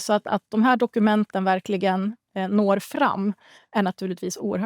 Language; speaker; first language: Swedish; native; Swedish